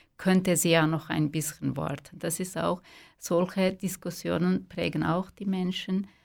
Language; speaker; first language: German; non-native, fluent; Kurdish